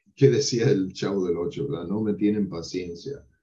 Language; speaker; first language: Spanish; non-native, fluent; English